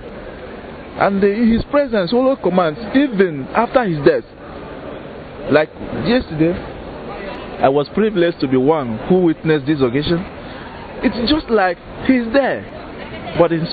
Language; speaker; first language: English; non-native, local second language; Igbo